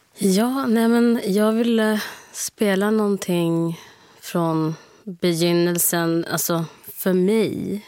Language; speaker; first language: Swedish; early bilingual, heritage; Swedish